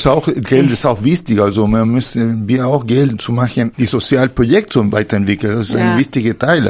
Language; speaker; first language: German; non-native, fluent; Spanish